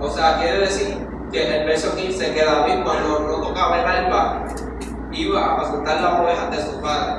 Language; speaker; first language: Spanish; native; Spanish